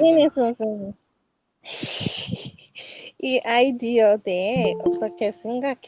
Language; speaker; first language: Korean; non-native, learner; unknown